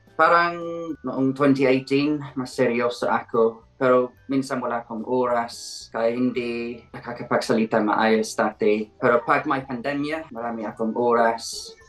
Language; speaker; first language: Filipino; non-native, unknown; English